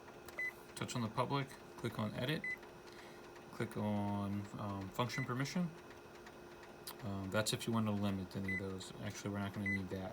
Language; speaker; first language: English; native; English